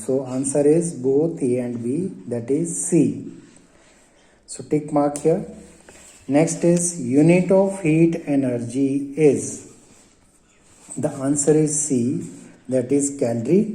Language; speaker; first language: English; non-native, local second language; Hindi